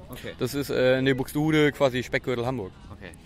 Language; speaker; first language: German; native; German